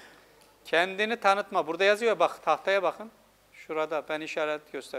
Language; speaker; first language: Turkish; non-native, fluent; Urdu